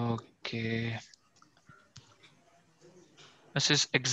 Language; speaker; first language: German; non-native, learner; Urdu